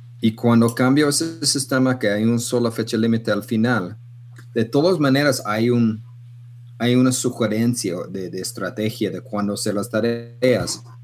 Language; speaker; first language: Spanish; non-native, fluent; English